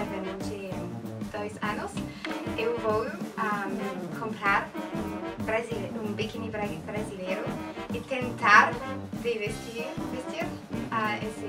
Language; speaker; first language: Portuguese; non-native, learner; French